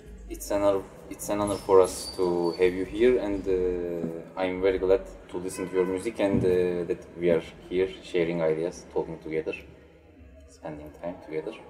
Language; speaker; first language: English; non-native, fluent; Turkish